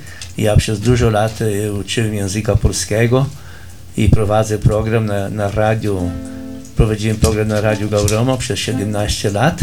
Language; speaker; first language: Polish; early bilingual, heritage; Polish